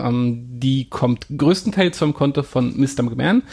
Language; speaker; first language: German; native; German